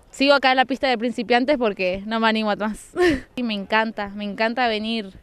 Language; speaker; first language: Spanish; native; Spanish